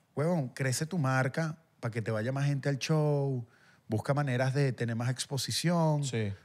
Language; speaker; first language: Spanish; native; Spanish